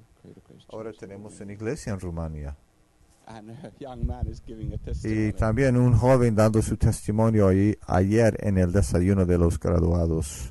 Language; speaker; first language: Spanish; non-native, fluent; Finnish